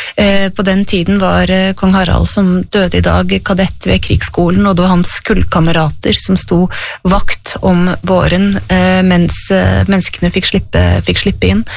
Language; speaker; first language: Norwegian; native; Norwegian